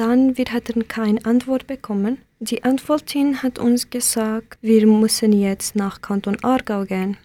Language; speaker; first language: German; non-native, learner; Kurdish